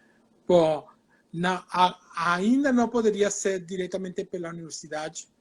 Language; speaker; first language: Portuguese; non-native, fluent; Spanish